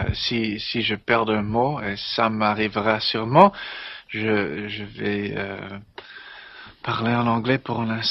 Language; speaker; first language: French; non-native, learner; English